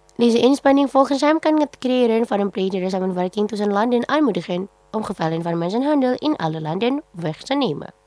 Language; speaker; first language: Dutch; non-native, fluent; Indonesian